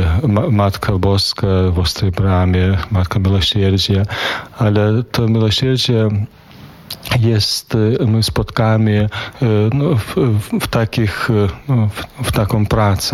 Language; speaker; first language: Polish; non-native, fluent; Lithuanian